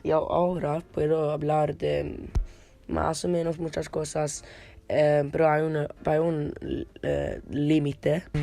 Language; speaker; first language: Spanish; non-native, learner; English